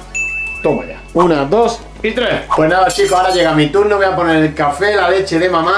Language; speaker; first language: Spanish; native; Spanish